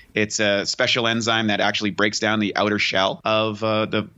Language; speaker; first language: English; native; English